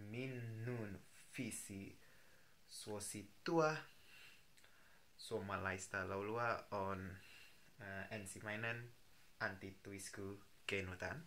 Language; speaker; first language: Finnish; non-native, learner; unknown